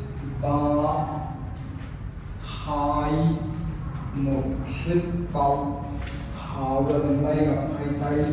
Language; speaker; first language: Vietnamese; non-native, learner; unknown